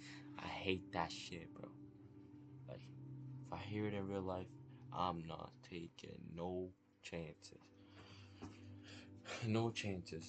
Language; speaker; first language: English; native; English